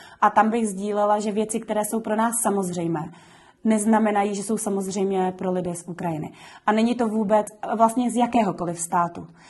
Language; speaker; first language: Czech; native; Czech